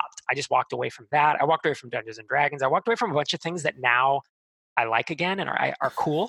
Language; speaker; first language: English; native; English